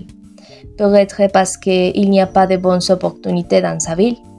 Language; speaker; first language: French; non-native, learner; Spanish